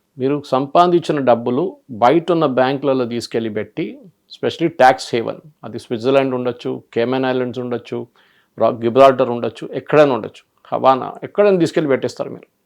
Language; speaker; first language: Telugu; non-native, local second language; Malayalam